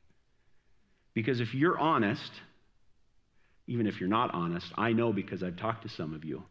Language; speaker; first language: English; native; English